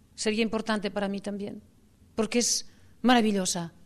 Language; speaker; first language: Spanish; non-native, local second language; Catalan